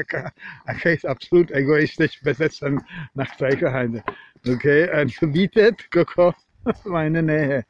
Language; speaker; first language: German; non-native, fluent; Czech